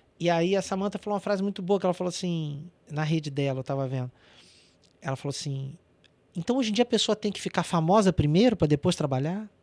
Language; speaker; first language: Portuguese; native; Portuguese